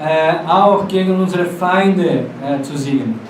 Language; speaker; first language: German; non-native, fluent; Portuguese